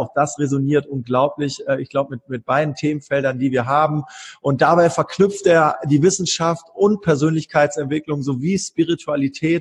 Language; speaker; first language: German; native; German